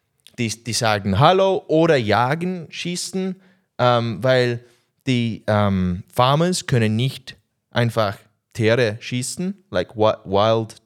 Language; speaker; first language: German; non-native, learner; English